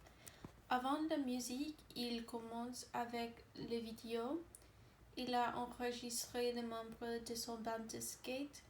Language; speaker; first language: French; non-native, learner; English